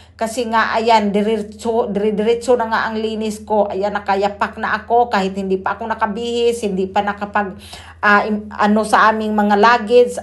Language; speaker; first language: Filipino; native; Filipino